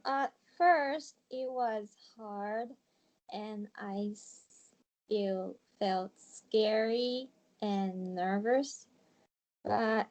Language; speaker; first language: English; non-native, learner; Japanese